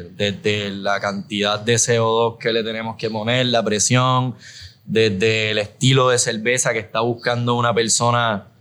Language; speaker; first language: Spanish; native; Spanish